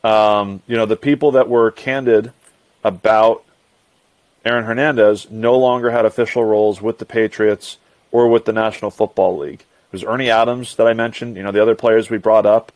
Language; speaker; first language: English; native; English